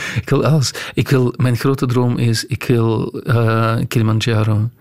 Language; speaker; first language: Dutch; non-native, fluent; Russian